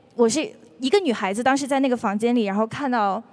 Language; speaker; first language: Chinese; native; Chinese